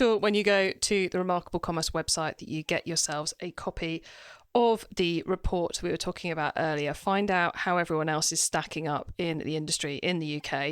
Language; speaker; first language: English; native; English